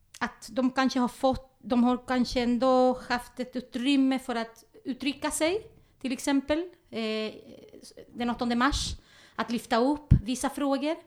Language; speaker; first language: Swedish; non-native, fluent; Spanish